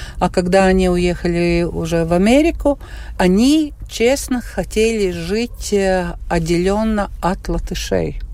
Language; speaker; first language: Russian; non-native, local second language; Latvian